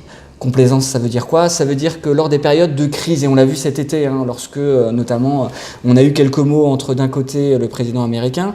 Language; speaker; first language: French; native; French